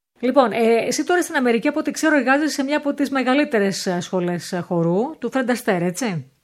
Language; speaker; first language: Greek; native; Greek